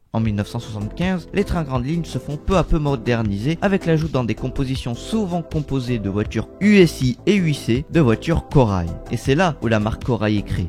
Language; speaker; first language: French; native; French